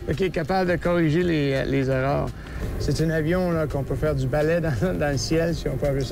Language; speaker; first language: French; native; French